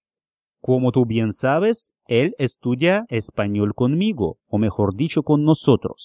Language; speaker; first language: Spanish; non-native, fluent; Russian